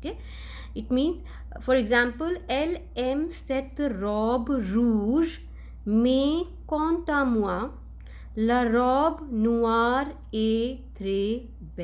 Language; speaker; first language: French; non-native, fluent; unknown